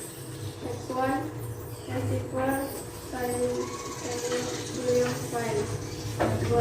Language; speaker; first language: English; non-native, learner; Indonesian